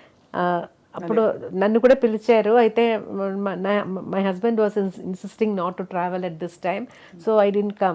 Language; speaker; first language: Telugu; non-native, local second language; Malayalam